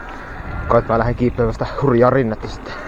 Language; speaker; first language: Finnish; native; Finnish